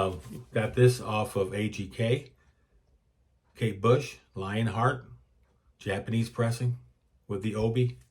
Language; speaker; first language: English; native; English